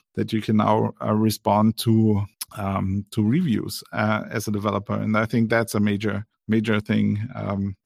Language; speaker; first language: English; non-native, fluent; German